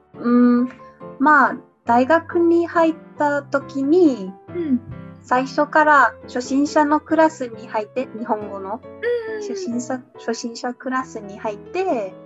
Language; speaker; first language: Japanese; non-native, fluent; English